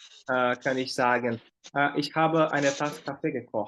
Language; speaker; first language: German; non-native, fluent; Portuguese